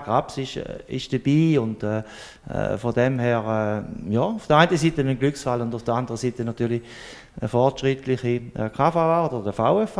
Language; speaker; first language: German; native; German